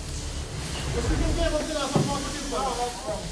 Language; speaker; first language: French; native; French